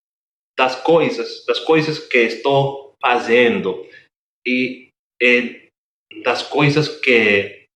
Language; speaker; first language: Portuguese; non-native, learner; English